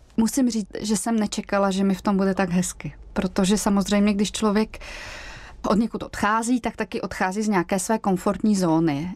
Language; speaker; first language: Czech; native; Czech